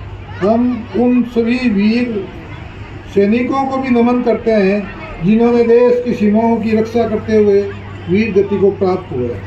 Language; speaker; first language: Hindi; native; Hindi